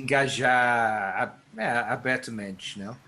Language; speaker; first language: Portuguese; non-native, learner; English